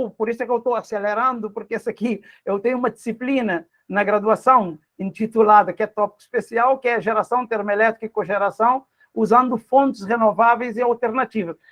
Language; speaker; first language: Portuguese; non-native, local second language; Kabuverdianu